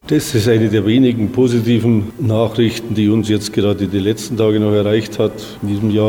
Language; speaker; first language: German; native; German